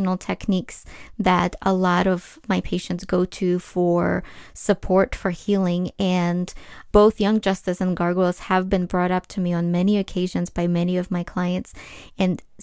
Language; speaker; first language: English; non-native, fluent; Ukrainian